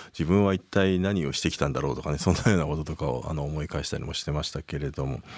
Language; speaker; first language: Japanese; native; Japanese